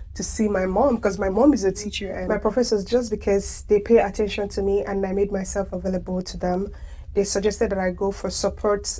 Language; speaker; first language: English; non-native, local second language; Igbo